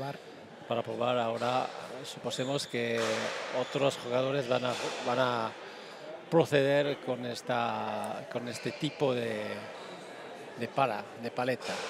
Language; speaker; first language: Spanish; non-native, fluent; French